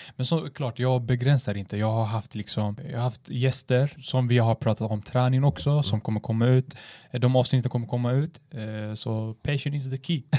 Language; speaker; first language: Swedish; early bilingual, other home language; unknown